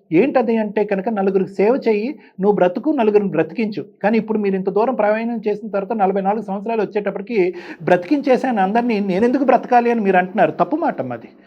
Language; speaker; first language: Telugu; native; Telugu